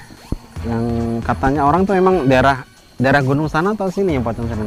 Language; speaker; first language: Indonesian; native; Indonesian